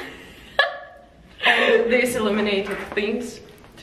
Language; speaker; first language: English; non-native, learner; Russian